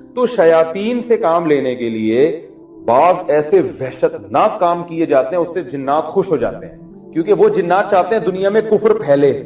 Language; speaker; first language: Urdu; native; Urdu